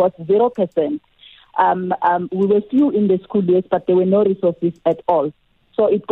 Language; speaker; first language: English; non-native, local second language; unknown